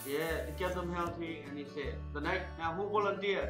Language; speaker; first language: English; non-native, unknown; Vietnamese